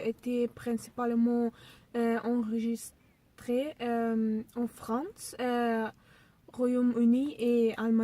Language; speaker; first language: French; non-native, learner; Dutch